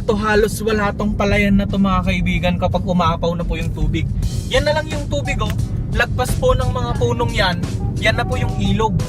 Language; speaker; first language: Filipino; non-native, local second language; Iloko